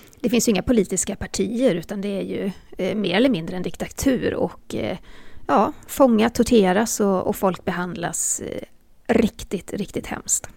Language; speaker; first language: Swedish; native; Swedish